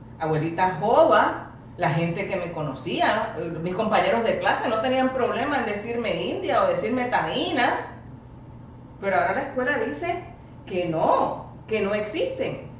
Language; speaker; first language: Spanish; native; Spanish